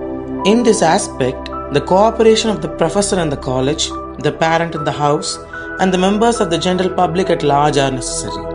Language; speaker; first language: English; non-native, local second language; Tamil